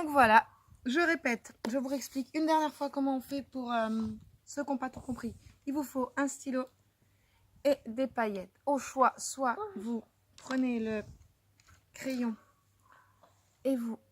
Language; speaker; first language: French; native; French